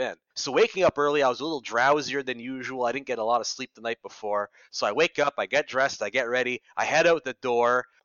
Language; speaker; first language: English; native; English